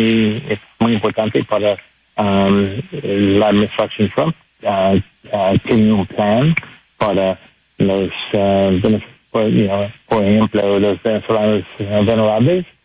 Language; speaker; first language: Spanish; non-native, learner; English